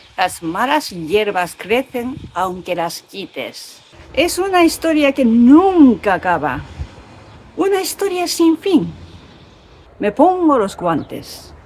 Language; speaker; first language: Spanish; non-native, fluent; Japanese